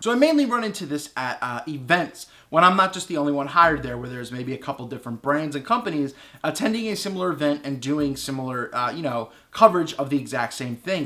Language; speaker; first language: English; native; English